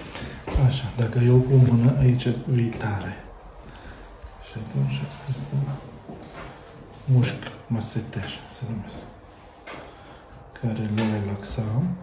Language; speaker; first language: Romanian; non-native, learner; Arabic